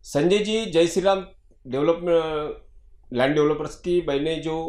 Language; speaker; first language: Hindi; non-native, local second language; Marathi